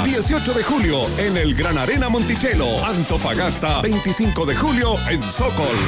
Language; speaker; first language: Spanish; native; Spanish